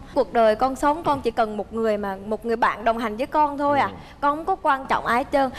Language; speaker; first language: Vietnamese; early bilingual, heritage; Vietnamese